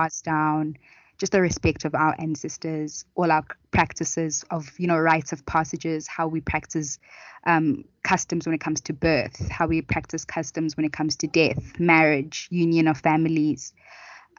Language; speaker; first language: English; non-native, local second language; Tswana